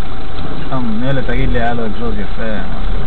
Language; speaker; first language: Hebrew; native; Hebrew